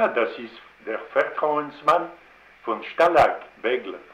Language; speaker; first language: German; non-native, fluent; French